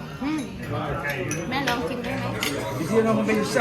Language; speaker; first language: Dutch; non-native, learner; Thai